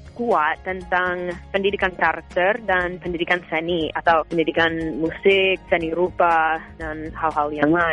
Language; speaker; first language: Indonesian; non-native, fluent; English